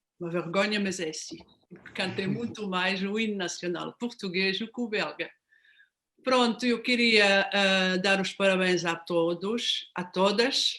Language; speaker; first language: Portuguese; non-native, fluent; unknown